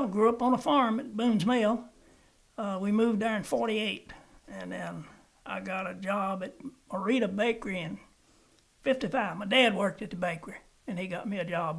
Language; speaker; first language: English; native; English